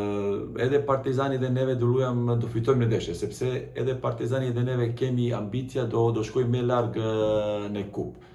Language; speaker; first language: Albanian; non-native, learner; Serbian